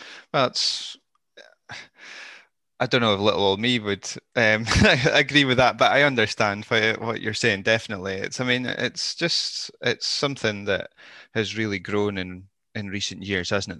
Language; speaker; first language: English; native; English